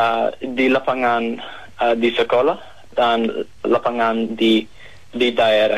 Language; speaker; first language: Indonesian; non-native, learner; English